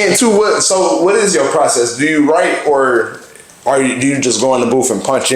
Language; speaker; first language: English; native; English